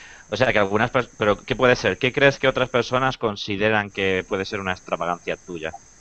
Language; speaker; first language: Spanish; native; Spanish